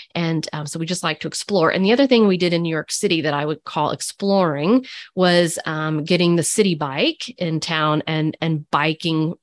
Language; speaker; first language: English; native; English